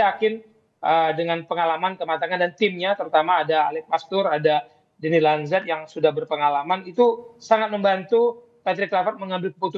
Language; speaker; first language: Indonesian; native; Indonesian